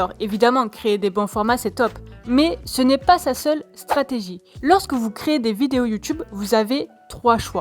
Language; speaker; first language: French; native; French